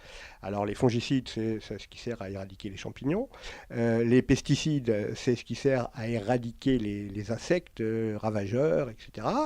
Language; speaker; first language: French; native; French